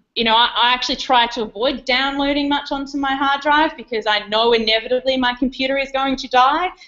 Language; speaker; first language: English; native; English